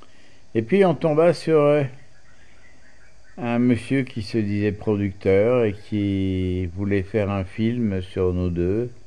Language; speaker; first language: French; native; French